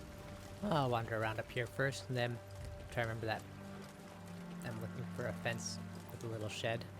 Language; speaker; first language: English; native; English